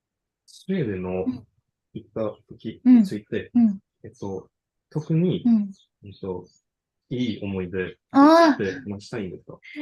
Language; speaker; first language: Japanese; non-native, learner; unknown